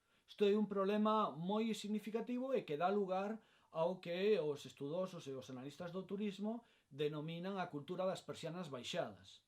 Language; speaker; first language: Galician; non-native, local second language; Spanish